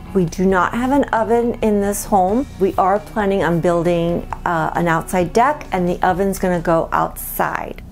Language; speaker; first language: English; non-native, fluent; Spanish